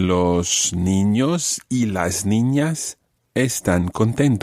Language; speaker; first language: Spanish; non-native, fluent; English